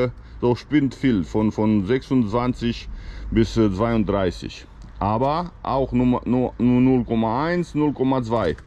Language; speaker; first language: German; non-native, fluent; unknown